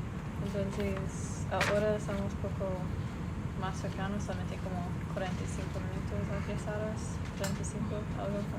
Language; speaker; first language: Spanish; non-native, fluent; English